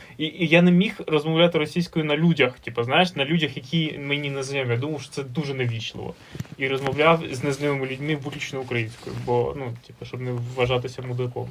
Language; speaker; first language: Ukrainian; non-native, local second language; Russian